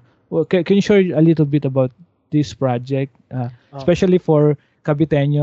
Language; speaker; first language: English; non-native, local second language; Filipino